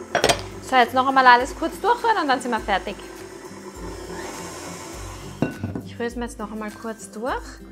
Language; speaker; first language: German; native; German